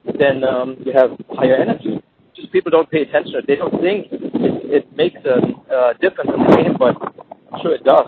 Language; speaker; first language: English; native; English